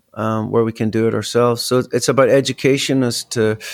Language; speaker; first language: English; native; English